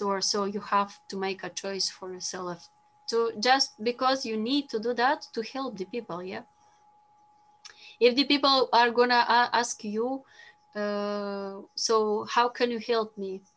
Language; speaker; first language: English; non-native, fluent; Romanian